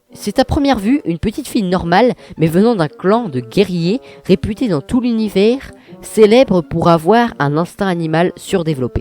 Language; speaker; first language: French; native; French